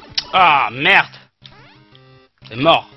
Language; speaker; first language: French; non-native, fluent; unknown